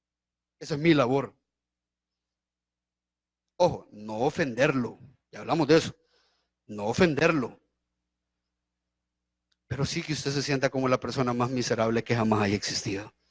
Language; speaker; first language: Spanish; native; Spanish